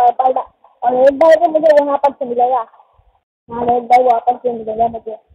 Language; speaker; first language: Hindi; non-native, local second language; Bangla